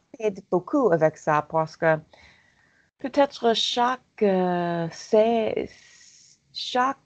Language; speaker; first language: French; non-native, learner; English